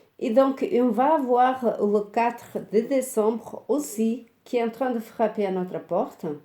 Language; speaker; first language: French; non-native, fluent; Portuguese